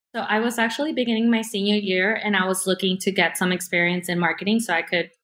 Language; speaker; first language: English; early bilingual, other home language; Spanish